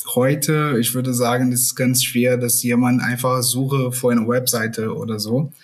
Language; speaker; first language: German; non-native, fluent; Portuguese